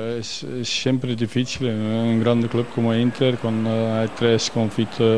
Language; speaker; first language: Italian; non-native, learner; Dutch